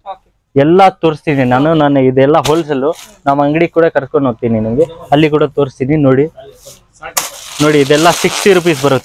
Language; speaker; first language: Kannada; non-native, local second language; Urdu